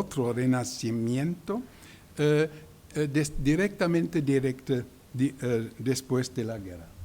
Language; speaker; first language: Spanish; non-native, learner; German